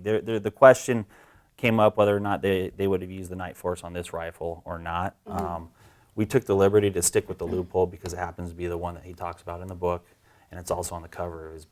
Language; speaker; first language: English; native; English